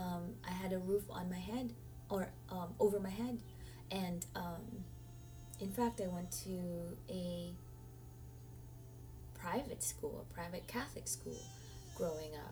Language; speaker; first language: English; non-native, local second language; Hiligaynon